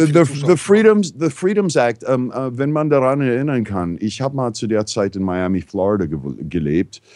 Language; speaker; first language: German; non-native, fluent; English